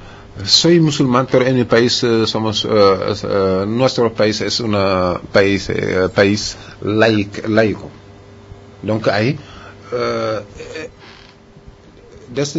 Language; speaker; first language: Spanish; non-native, fluent; Wolof